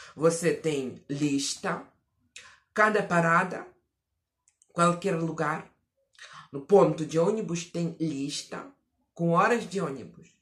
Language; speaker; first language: Portuguese; non-native, fluent; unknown